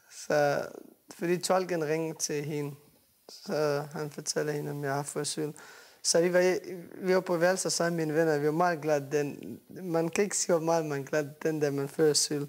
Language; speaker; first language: Danish; non-native, learner; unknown